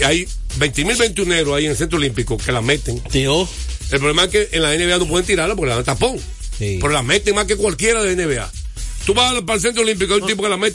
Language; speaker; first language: Spanish; native; Spanish